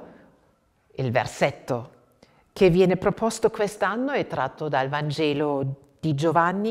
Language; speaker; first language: Italian; non-native, fluent; German